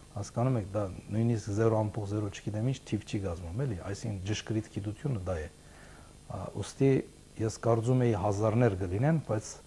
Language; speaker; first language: Armenian; early bilingual, heritage; Armenian